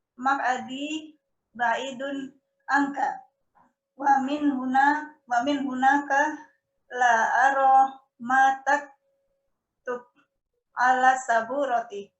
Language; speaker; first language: Arabic; non-native, learner; Indonesian